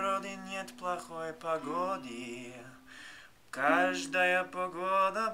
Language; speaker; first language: Russian; non-native, learner; English